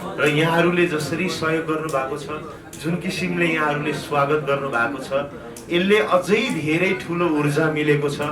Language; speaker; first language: Nepali; native; Nepali